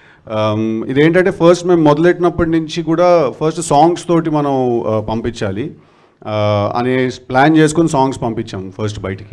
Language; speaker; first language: Telugu; native; Telugu